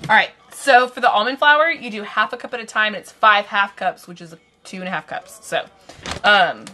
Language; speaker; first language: English; native; English